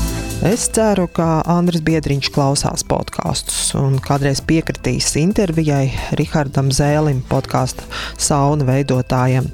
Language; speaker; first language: Latvian; native; Latvian